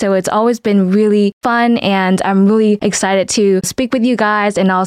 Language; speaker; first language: English; non-native, fluent; Vietnamese